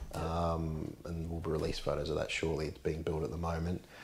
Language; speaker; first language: English; native; English